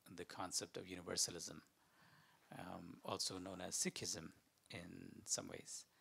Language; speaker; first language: English; non-native, local second language; Malayalam